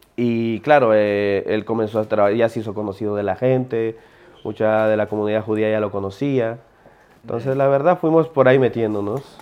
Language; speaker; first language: Spanish; native; Spanish